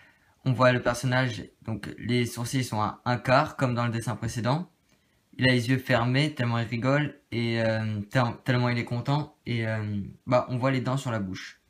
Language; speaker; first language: French; native; French